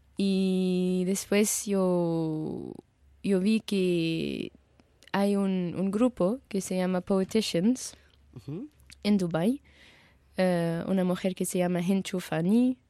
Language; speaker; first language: Spanish; non-native, learner; Arabic